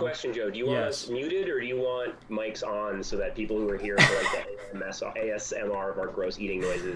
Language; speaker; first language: English; native; English